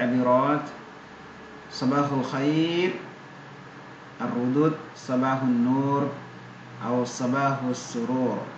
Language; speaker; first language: Arabic; non-native, fluent; Indonesian